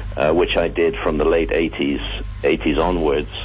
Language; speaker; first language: English; native; English